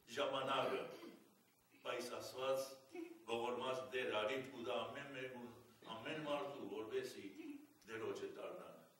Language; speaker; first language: Armenian; early bilingual, heritage; Armenian